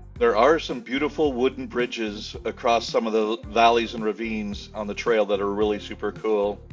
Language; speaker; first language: English; native; English